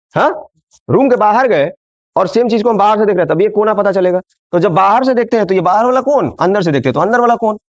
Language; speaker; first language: Hindi; non-native, local second language; Bangla